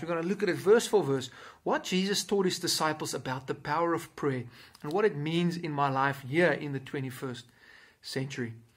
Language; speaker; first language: English; non-native, local second language; Afrikaans